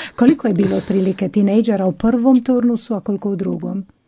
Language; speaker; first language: Croatian; native; Croatian